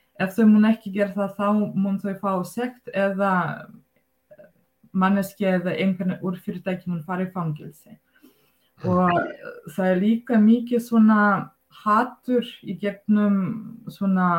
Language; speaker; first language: Icelandic; non-native, fluent; Russian